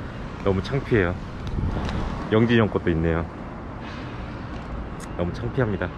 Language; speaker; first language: Korean; native; Korean